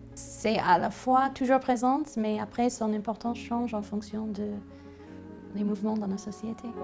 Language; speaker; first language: French; non-native, fluent; English